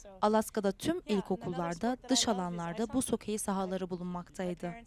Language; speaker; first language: Turkish; non-native, learner; English